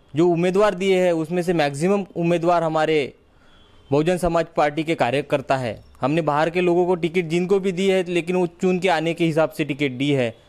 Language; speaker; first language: Hindi; non-native, local second language; Marathi